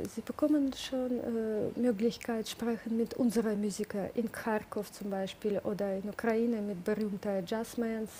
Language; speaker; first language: German; non-native, learner; Russian